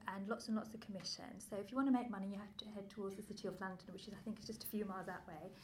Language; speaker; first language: English; native; English